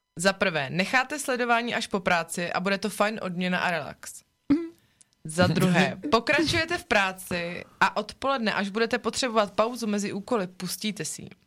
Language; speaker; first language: Czech; native; Czech